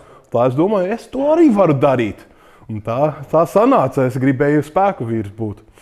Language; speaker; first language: Latvian; early bilingual, heritage; English